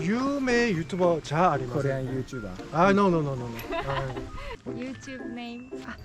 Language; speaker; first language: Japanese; non-native, learner; Korean